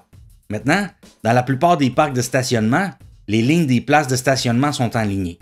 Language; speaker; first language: French; native; French